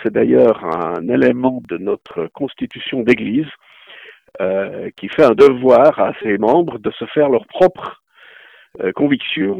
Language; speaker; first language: French; native; French